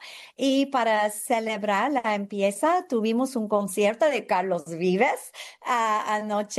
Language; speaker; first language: Spanish; non-native, learner; English